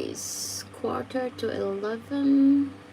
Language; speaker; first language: English; non-native, fluent; Filipino